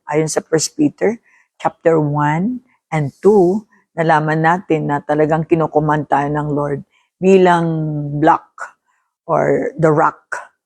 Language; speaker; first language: Filipino; non-native, local second language; Hiligaynon